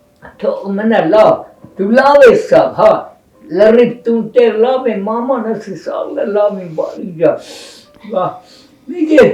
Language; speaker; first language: Armenian; native; Armenian